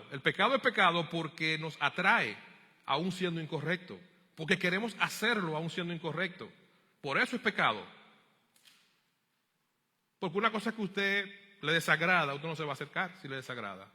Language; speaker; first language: Spanish; native; Spanish